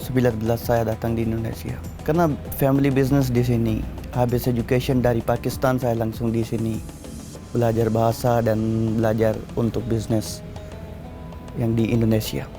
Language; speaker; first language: Indonesian; non-native, learner; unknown